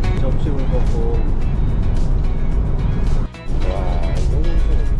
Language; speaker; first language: Korean; native; Korean